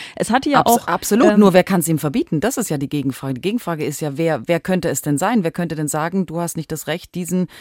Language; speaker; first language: German; native; German